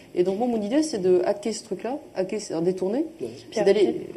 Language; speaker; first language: French; native; French